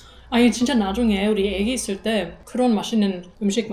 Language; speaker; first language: Korean; non-native, learner; German